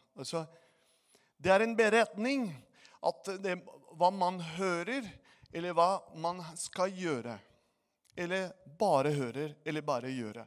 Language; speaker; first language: Norwegian; non-native, fluent; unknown